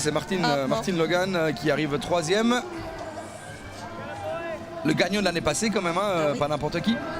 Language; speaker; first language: French; native; French